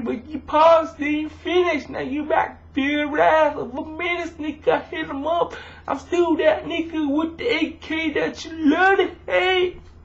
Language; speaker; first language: English; early bilingual, other home language; Vietnamese